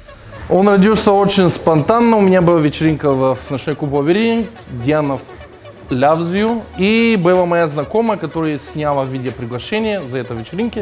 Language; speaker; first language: Russian; non-native, learner; Bulgarian